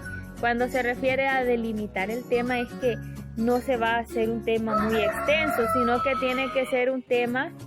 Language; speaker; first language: Spanish; native; Spanish